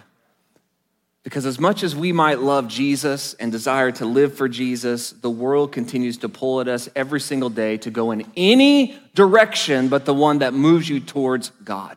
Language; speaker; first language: English; native; English